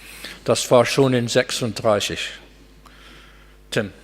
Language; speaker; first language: German; non-native, fluent; English